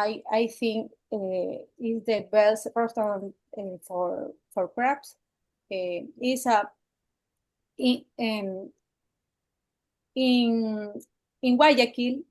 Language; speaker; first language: English; non-native, learner; Spanish